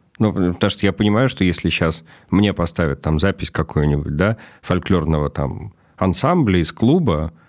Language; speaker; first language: Russian; native; Russian